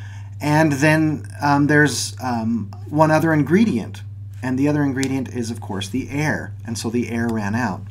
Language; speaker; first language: English; native; English